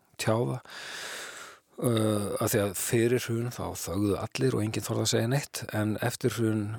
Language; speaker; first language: Icelandic; native; Icelandic